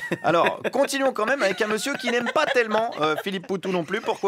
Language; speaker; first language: French; native; French